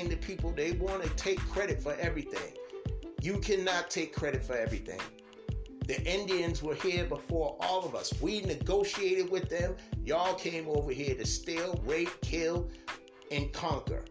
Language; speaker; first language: English; native; English